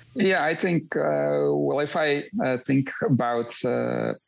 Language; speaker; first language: English; non-native, fluent; Dutch